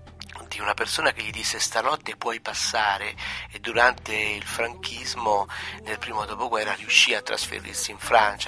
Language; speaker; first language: Italian; native; Italian